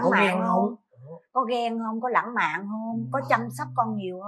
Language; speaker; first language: Vietnamese; native; Vietnamese